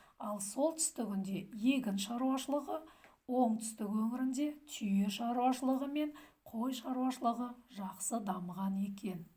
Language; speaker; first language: Kazakh; native; Kazakh